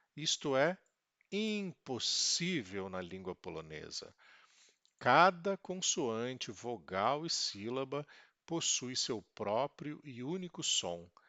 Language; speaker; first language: Portuguese; native; Portuguese